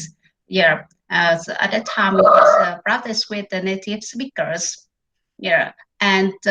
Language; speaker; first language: English; non-native, learner; Vietnamese